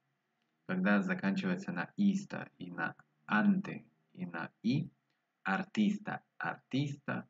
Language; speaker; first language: Russian; non-native, fluent; Spanish